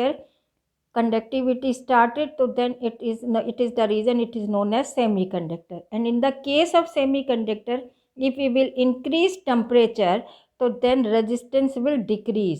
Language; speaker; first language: English; non-native, local second language; Hindi